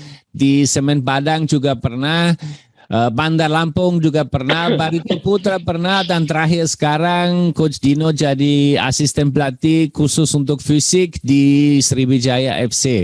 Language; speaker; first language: Indonesian; non-native, learner; German